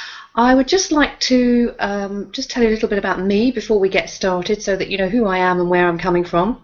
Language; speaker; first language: English; native; English